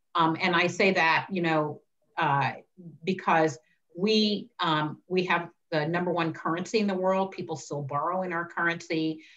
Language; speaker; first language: English; native; English